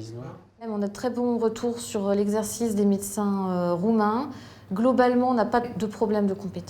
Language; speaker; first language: French; native; French